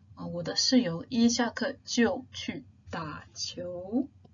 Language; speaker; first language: Chinese; non-native, fluent; English